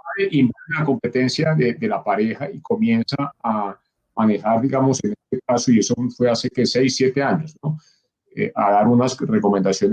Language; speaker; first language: Spanish; native; Spanish